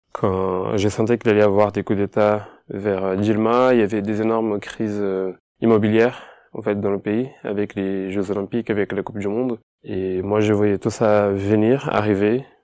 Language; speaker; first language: French; non-native, fluent; Portuguese